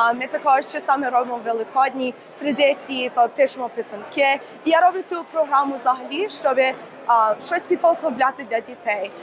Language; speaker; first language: Ukrainian; early bilingual, heritage; Ukrainian